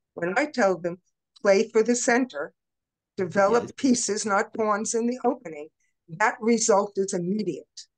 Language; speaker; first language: English; native; English